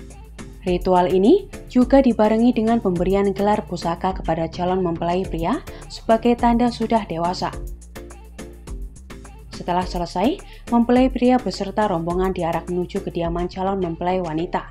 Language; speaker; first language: Indonesian; native; Indonesian